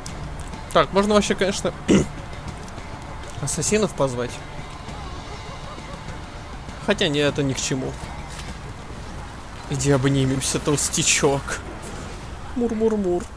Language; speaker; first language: Russian; native; Russian